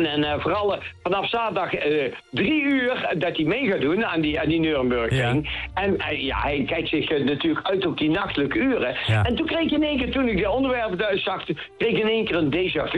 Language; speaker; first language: Dutch; native; Dutch